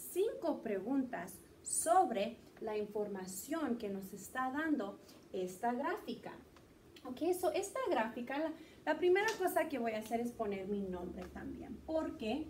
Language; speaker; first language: Spanish; early bilingual, heritage; Spanish